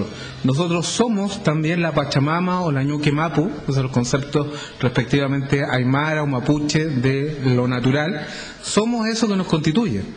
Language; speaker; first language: Spanish; native; Spanish